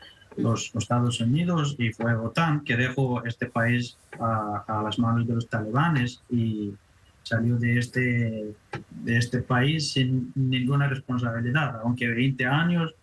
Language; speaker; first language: Spanish; non-native, fluent; Persian